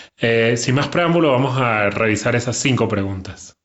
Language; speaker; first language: Spanish; native; Spanish